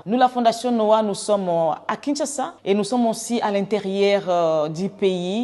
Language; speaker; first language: French; non-native, local second language; Lingala